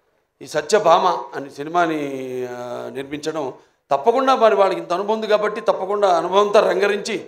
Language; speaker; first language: Telugu; native; Telugu